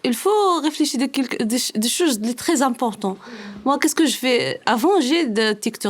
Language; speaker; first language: French; non-native, learner; Arabic